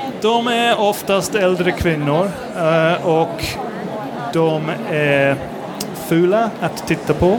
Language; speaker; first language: Swedish; non-native, fluent; English